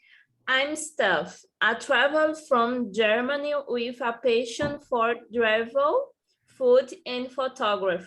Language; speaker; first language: English; non-native, learner; Portuguese